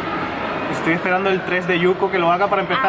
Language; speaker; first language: Spanish; native; Spanish